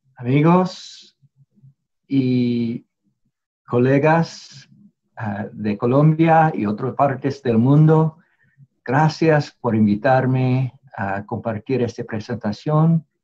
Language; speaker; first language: Spanish; non-native, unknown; English